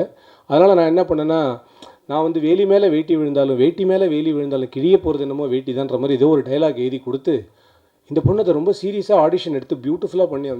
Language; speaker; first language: Tamil; native; Tamil